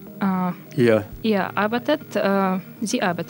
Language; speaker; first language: German; non-native, learner; Russian